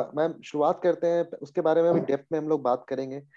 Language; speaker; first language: Hindi; native; Hindi